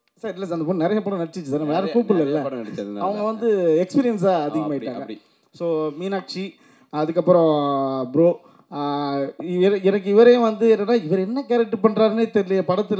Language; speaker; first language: Tamil; native; Tamil